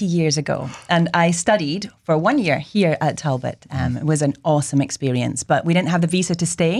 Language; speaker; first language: English; native; English